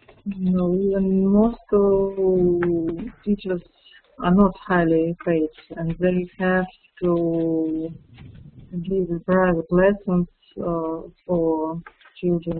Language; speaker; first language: English; non-native, fluent; Russian